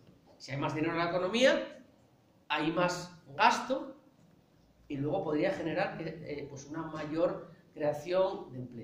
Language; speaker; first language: Spanish; native; Spanish